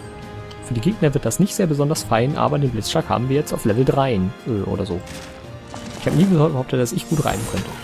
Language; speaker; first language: German; native; German